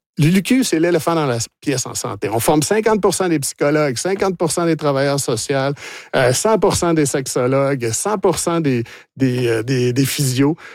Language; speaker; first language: French; native; French